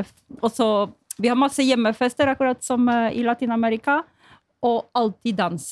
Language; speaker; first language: Norwegian; non-native, fluent; Polish